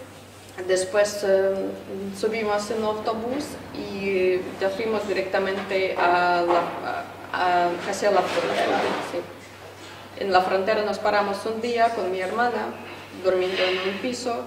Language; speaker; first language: Spanish; non-native, fluent; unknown